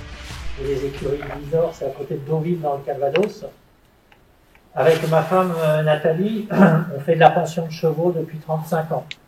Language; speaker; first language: French; native; French